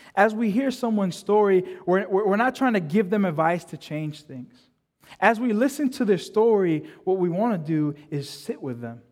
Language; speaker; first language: English; native; English